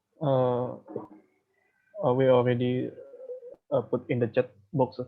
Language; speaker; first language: English; non-native, fluent; Indonesian